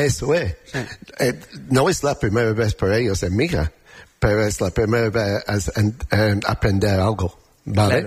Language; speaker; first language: Spanish; non-native, learner; English